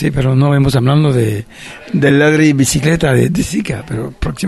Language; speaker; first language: Spanish; non-native, fluent; French